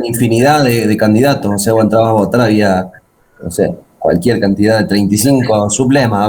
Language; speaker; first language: Spanish; native; Spanish